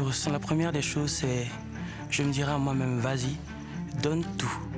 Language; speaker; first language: French; non-native, local second language; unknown